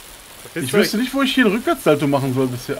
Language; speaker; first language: German; native; German